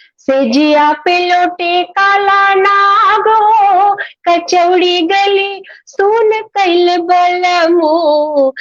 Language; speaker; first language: Hindi; native; Hindi